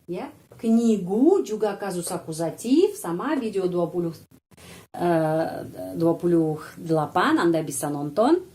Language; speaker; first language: Indonesian; non-native, fluent; Russian